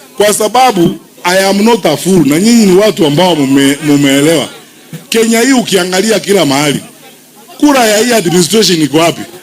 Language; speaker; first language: Swahili; non-native, local second language; Gusii